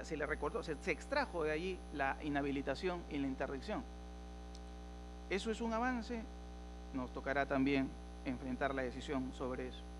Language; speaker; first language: Spanish; native; Spanish